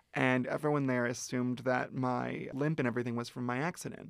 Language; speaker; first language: English; native; English